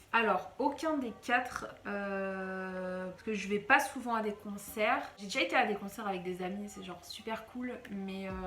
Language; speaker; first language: French; native; French